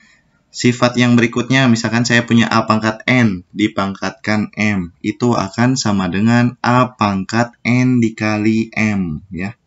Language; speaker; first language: Indonesian; native; Indonesian